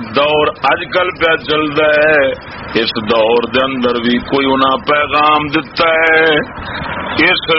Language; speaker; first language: Urdu; native; Urdu